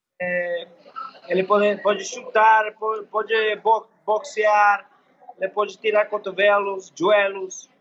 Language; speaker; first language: Portuguese; non-native, learner; English